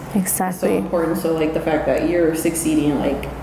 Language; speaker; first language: English; early bilingual, other home language; Spanish